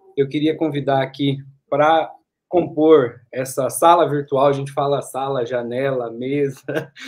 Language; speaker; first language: Portuguese; native; Portuguese